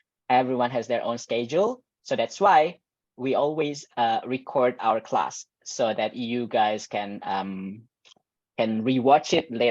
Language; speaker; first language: English; non-native, fluent; Indonesian